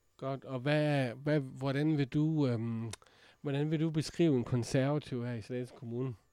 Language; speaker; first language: Danish; native; Danish